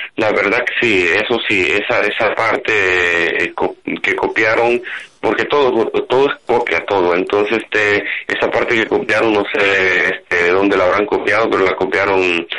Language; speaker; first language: Spanish; native; Spanish